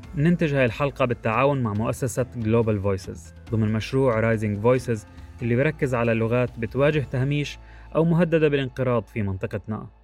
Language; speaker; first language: Arabic; native; Arabic